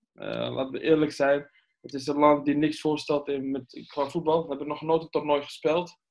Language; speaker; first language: Dutch; early bilingual, other home language; Arabic